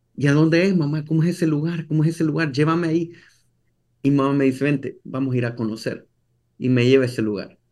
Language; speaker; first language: Spanish; native; Spanish